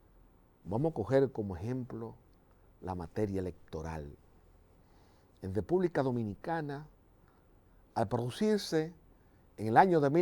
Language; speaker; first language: Spanish; native; Spanish